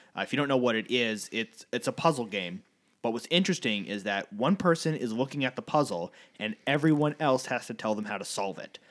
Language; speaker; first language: English; native; English